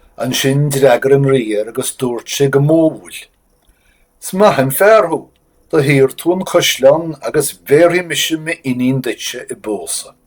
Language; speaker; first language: Irish; native; Irish